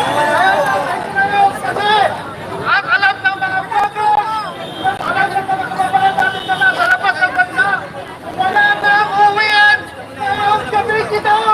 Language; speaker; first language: Filipino; non-native, local second language; Iloko